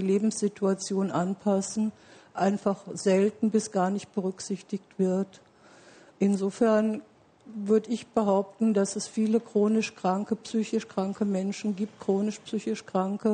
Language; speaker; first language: German; native; German